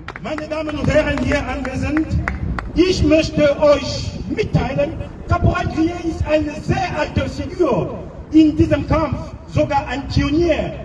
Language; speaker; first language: German; non-native, fluent; French